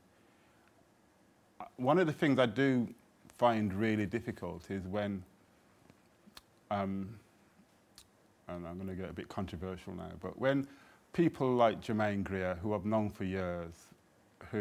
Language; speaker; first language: English; native; English